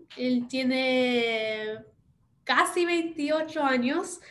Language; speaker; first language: Spanish; early bilingual, other home language; English